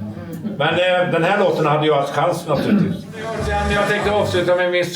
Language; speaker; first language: Swedish; native; Swedish